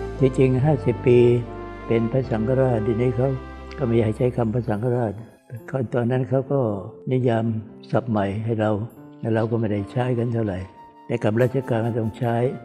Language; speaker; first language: Thai; non-native, local second language; Vietnamese